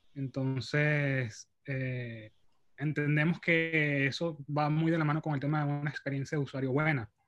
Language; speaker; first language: Spanish; native; Spanish